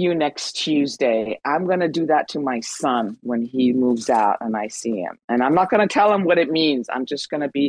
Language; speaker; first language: English; early bilingual, other home language; Persian